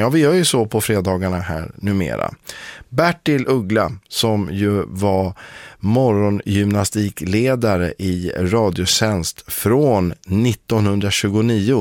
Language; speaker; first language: Swedish; native; Swedish